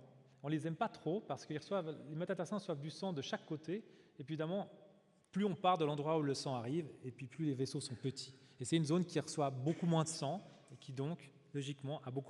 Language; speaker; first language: French; native; French